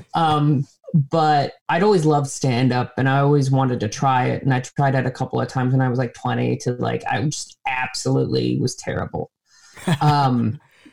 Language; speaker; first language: English; native; English